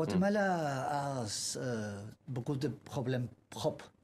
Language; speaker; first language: French; non-native, learner; Spanish